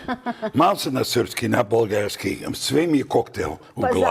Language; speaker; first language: Macedonian; non-native, fluent; Dutch